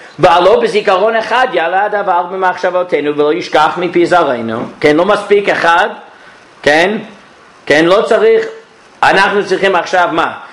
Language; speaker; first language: Hebrew; non-native, fluent; English